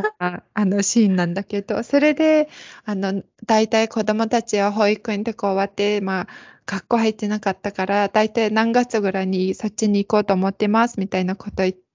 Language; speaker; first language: Japanese; non-native, fluent; Mongolian